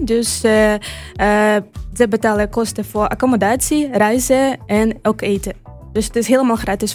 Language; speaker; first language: Dutch; non-native, fluent; Ukrainian